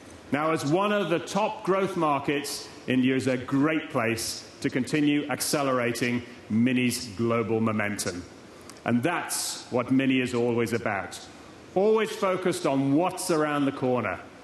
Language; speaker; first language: English; native; English